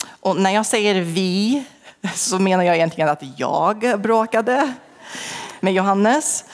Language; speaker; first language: Swedish; non-native, fluent; English